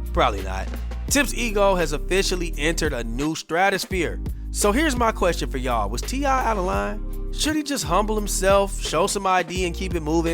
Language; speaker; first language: English; native; English